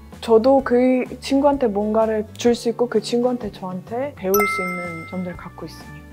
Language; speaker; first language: Korean; non-native, fluent; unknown